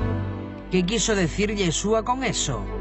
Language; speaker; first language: Spanish; native; Spanish